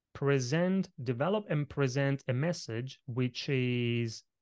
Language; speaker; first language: English; non-native, fluent; Italian